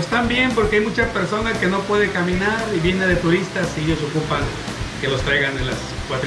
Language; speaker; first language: Spanish; native; Spanish